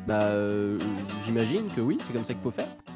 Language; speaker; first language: French; native; French